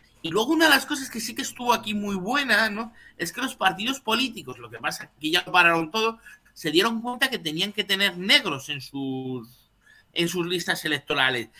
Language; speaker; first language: Spanish; native; Spanish